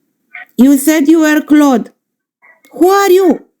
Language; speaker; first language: English; non-native, fluent; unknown